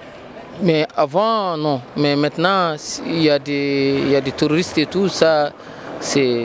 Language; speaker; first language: French; non-native, learner; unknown